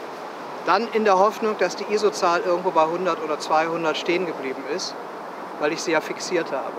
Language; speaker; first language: German; native; German